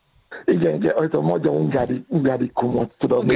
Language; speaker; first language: Hungarian; non-native, fluent; Yoruba